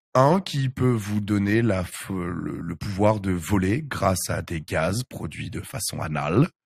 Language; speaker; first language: French; native; French